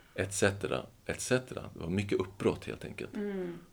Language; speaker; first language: Swedish; native; Swedish